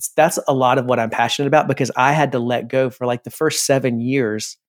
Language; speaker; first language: English; native; English